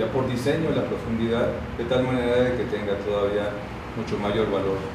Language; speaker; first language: Spanish; native; Spanish